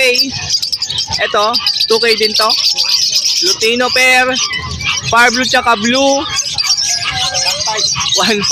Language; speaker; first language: Filipino; native; Filipino